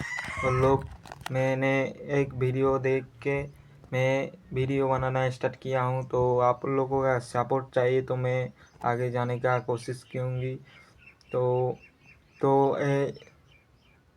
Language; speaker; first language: Hindi; non-native, local second language; Bangla